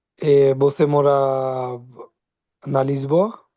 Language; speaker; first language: Portuguese; non-native, learner; Bangla